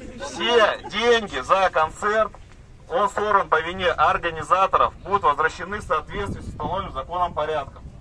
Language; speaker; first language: Russian; native; Russian